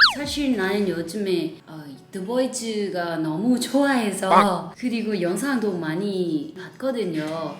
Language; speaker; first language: Korean; non-native, learner; Thai